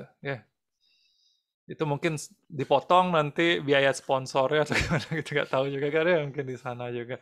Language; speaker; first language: Indonesian; native; Indonesian